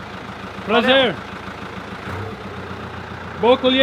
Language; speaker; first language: Portuguese; non-native, learner; English